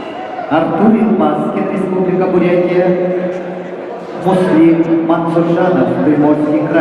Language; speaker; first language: Russian; native; Russian